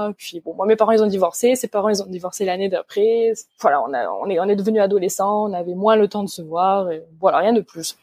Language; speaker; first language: French; native; French